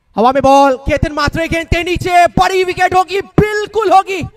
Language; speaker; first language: Hindi; non-native, local second language; Marathi